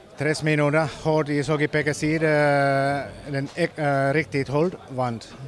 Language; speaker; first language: Danish; non-native, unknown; Finnish